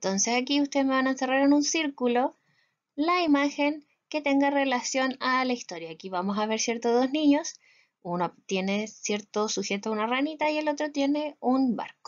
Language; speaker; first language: Spanish; native; Spanish